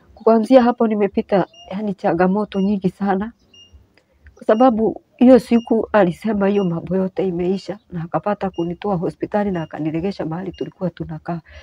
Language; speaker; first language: Swahili; non-native, local second language; Kikuyu